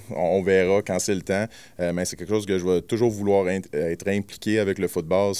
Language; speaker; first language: French; native; French